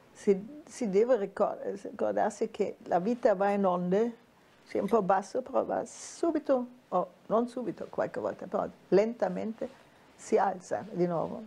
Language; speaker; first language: Italian; non-native, fluent; German